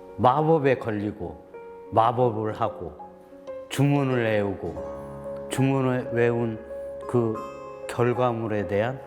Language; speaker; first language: Korean; native; Korean